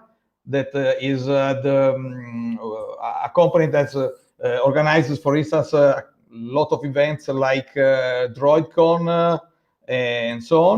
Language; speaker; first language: English; non-native, fluent; Italian